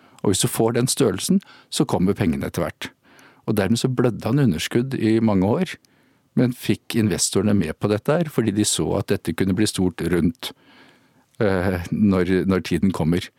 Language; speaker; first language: Norwegian; native; Norwegian